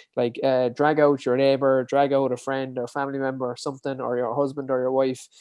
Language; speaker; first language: English; native; English